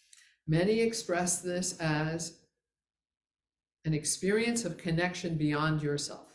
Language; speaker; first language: English; native; English